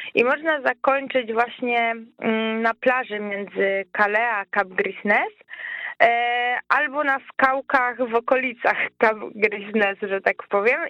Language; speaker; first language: Polish; native; Polish